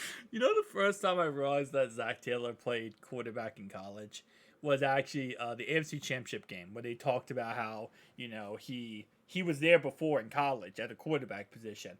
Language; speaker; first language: English; native; English